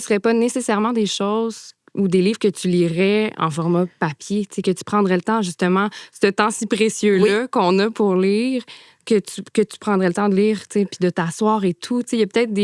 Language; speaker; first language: French; native; French